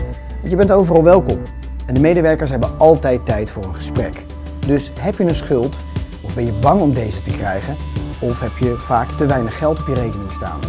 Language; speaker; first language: Dutch; native; Dutch